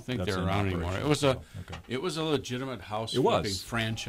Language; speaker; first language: English; native; English